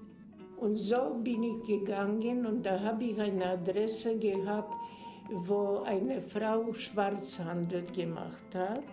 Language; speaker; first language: German; non-native, fluent; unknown